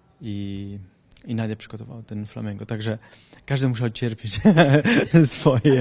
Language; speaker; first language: Polish; non-native, learner; Italian